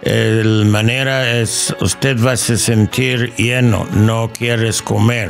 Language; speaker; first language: Spanish; non-native, learner; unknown